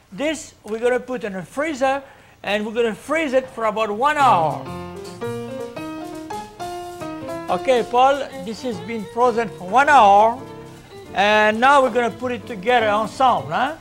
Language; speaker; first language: English; non-native, fluent; French